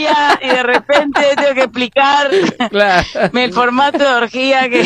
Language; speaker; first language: Spanish; native; Spanish